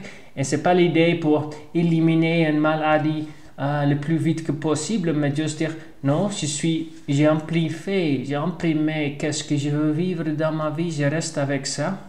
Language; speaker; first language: French; non-native, learner; Dutch